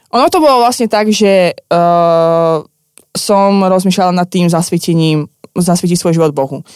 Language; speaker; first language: Slovak; non-native, fluent; Russian